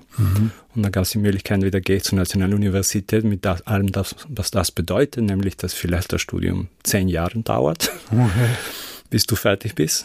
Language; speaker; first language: German; non-native, fluent; Spanish